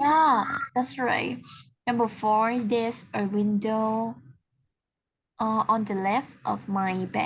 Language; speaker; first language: English; non-native, learner; Vietnamese